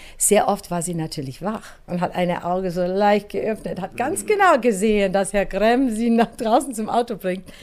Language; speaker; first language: German; non-native, fluent; English